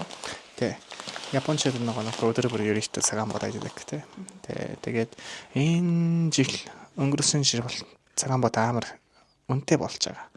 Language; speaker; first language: Mongolian; non-native, learner; Japanese